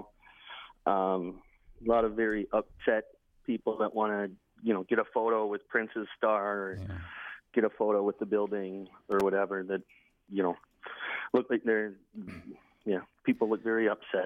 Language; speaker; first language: English; native; English